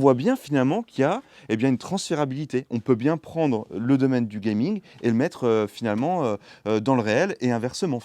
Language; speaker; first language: French; native; French